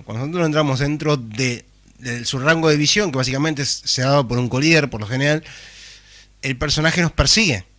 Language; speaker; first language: Spanish; native; Spanish